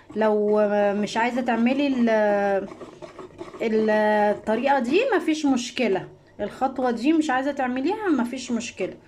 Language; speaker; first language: Arabic; native; Arabic